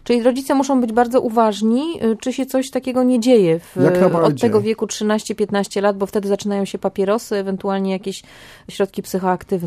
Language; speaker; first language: Polish; native; Polish